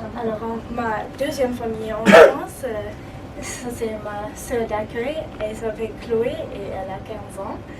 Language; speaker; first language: French; non-native, learner; German